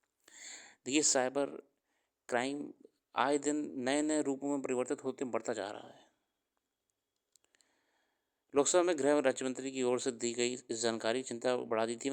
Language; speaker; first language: Hindi; native; Hindi